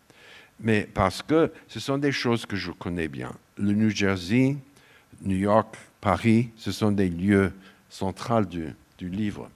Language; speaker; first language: French; non-native, fluent; English